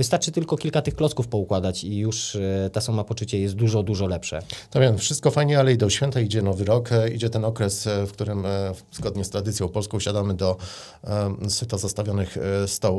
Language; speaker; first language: Polish; native; Polish